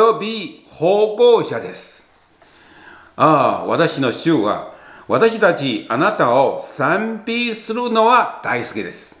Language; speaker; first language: Japanese; non-native, fluent; Chinese